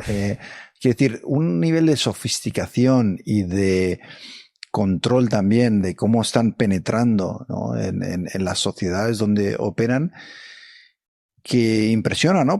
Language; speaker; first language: Spanish; native; Spanish